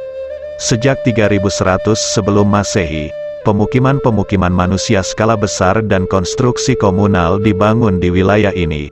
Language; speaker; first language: Indonesian; native; Indonesian